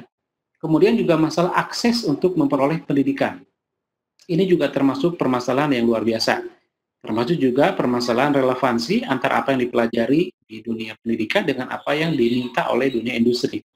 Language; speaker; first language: Indonesian; native; Indonesian